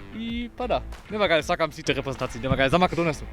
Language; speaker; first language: Macedonian; non-native, learner; German